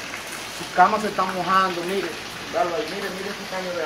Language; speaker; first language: Spanish; native; Spanish